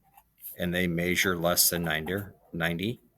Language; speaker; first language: English; native; English